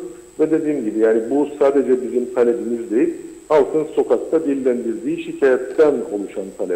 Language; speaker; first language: Turkish; native; Turkish